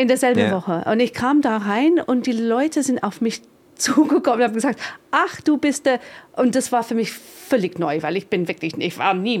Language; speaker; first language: German; non-native, fluent; English